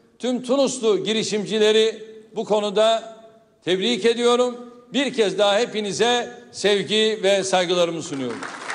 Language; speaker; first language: Turkish; native; Turkish